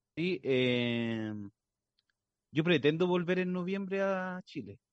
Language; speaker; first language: Spanish; native; Spanish